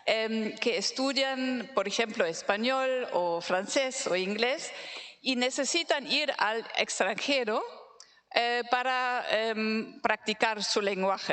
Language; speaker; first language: Spanish; non-native, fluent; German